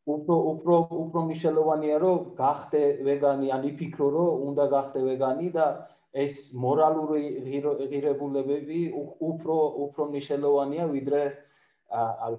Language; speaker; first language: Georgian; non-native, fluent; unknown